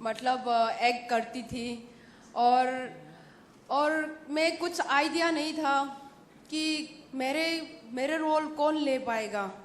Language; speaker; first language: Hindi; non-native, local second language; Manipuri